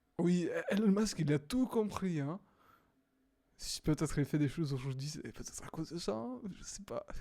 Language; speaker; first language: French; non-native, fluent; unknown